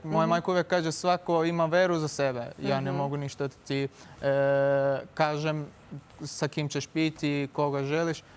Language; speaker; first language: Serbian; non-native, fluent; Turkish